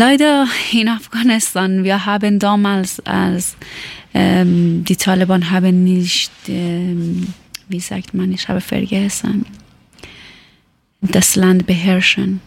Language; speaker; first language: German; non-native, learner; Persian